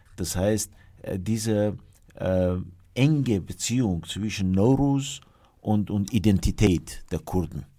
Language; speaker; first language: German; non-native, fluent; Kurdish